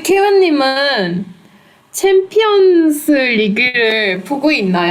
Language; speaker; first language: Korean; non-native, fluent; Turkish